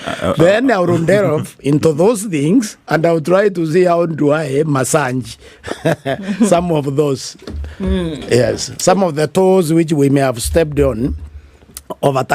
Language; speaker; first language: English; non-native, local second language; Meru